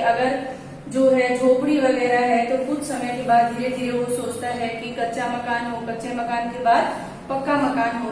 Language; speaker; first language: Hindi; non-native, local second language; Gujarati